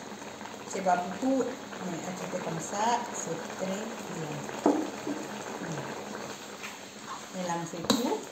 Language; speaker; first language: French; non-native, learner; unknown